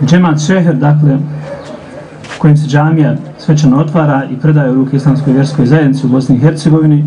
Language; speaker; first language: Croatian; native; Croatian